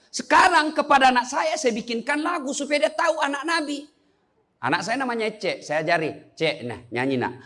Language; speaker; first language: Indonesian; native; Indonesian